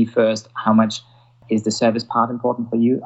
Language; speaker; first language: English; non-native, fluent; German